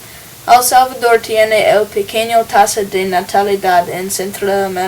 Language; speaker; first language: Spanish; non-native, learner; English